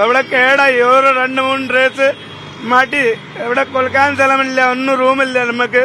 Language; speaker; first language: Malayalam; non-native, learner; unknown